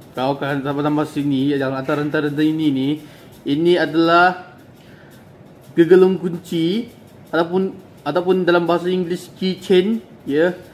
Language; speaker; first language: Malay; non-native, local second language; Chinese